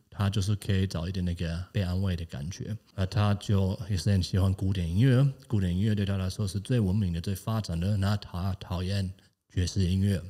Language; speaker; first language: Chinese; non-native, fluent; German